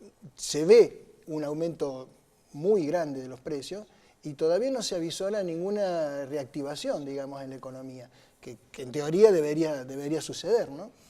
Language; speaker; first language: Spanish; native; Spanish